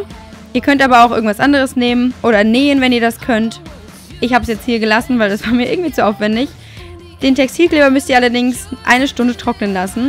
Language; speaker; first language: German; native; German